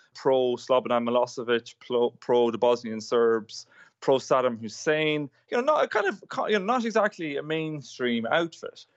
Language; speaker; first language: English; native; English